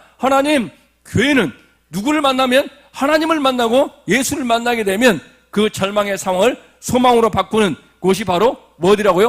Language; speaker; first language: Korean; native; Korean